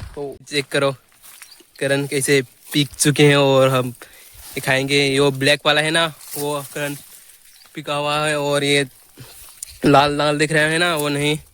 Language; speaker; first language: Hindi; non-native, local second language; Marathi